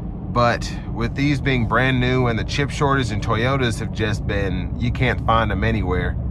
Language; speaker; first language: English; native; English